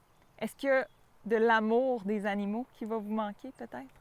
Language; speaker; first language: French; native; French